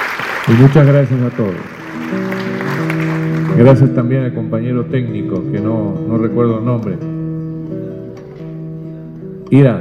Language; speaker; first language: Spanish; native; Spanish